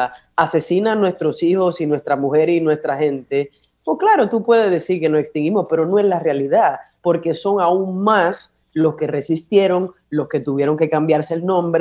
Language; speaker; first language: Spanish; native; Spanish